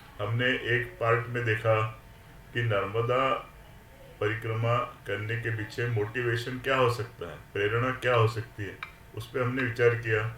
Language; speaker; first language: Hindi; non-native, local second language; Marathi